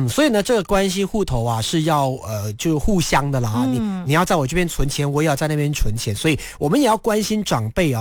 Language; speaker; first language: Chinese; native; Chinese